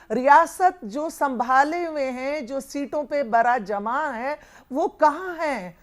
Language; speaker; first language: Urdu; non-native, local second language; Pashto